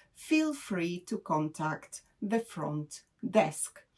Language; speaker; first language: English; non-native, fluent; Polish